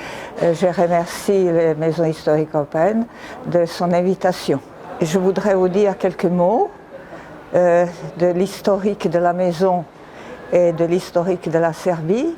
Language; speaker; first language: French; non-native, fluent; Serbian